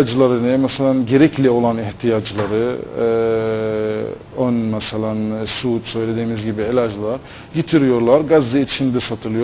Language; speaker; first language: Turkish; non-native, fluent; Arabic